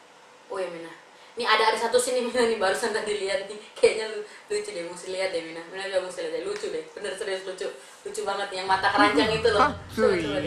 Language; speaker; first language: Indonesian; native; Indonesian